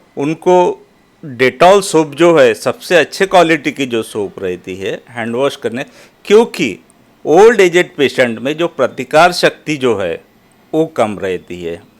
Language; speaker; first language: Hindi; non-native, local second language; Marathi